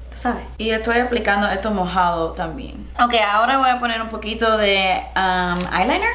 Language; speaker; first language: Spanish; early bilingual, heritage; Spanish